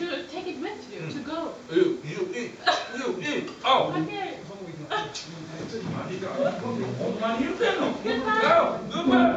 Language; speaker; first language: English; non-native, learner; Japanese